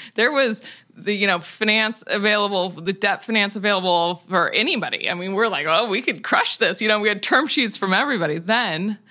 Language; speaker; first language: English; native; English